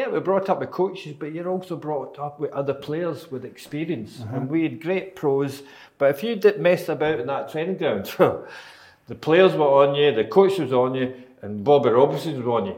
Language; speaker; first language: English; native; English